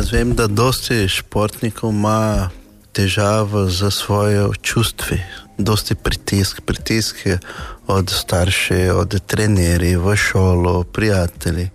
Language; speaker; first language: Slovenian; non-native, learner; Portuguese